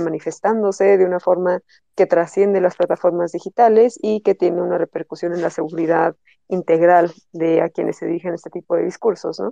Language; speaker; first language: Spanish; native; Spanish